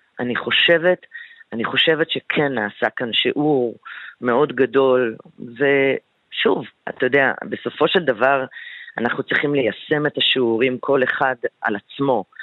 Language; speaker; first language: Hebrew; native; Hebrew